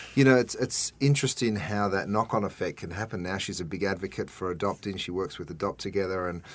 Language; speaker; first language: English; native; English